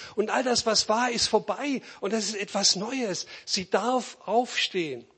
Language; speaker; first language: German; native; German